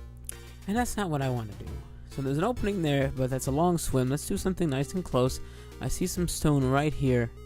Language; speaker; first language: English; native; English